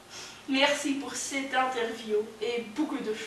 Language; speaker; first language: French; non-native, learner; Dutch